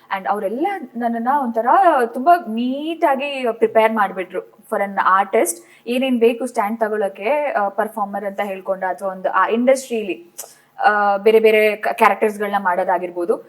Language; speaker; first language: Kannada; non-native, local second language; Tulu